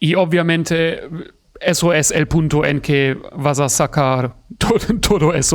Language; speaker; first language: Spanish; non-native, fluent; German